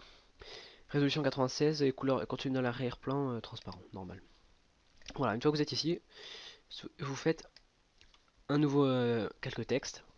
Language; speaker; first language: French; native; French